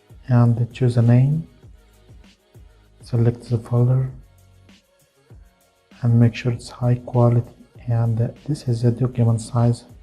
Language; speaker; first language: English; non-native, fluent; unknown